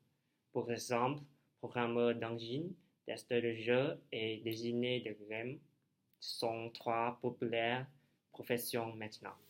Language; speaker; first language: French; non-native, learner; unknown